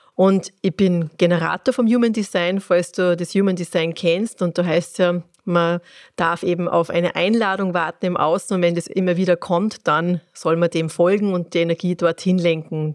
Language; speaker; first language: German; native; German